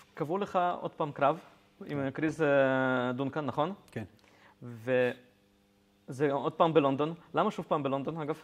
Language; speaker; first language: Hebrew; native; Hebrew